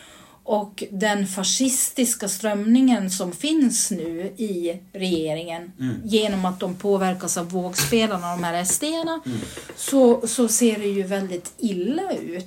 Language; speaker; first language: Swedish; native; Swedish